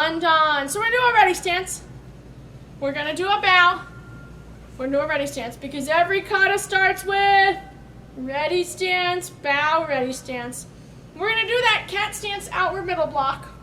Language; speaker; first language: English; native; English